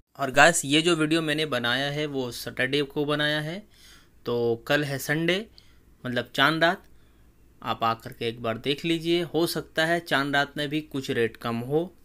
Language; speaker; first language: Hindi; native; Hindi